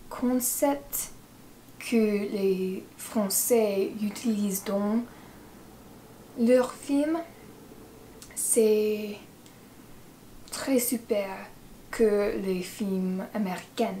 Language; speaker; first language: French; non-native, learner; English